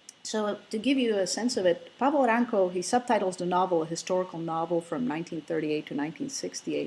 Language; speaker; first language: English; non-native, fluent; Slovak